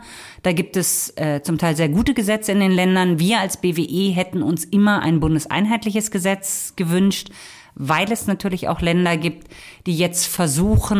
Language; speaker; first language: German; native; German